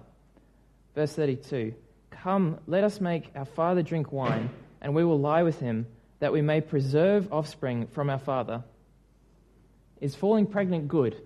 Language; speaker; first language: English; native; English